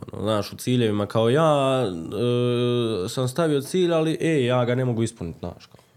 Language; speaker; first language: Serbian; native; Serbian